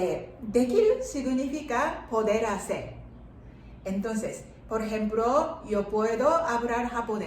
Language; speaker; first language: Spanish; non-native, fluent; Japanese